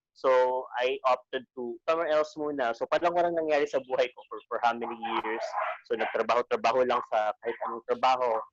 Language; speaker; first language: Filipino; native; Filipino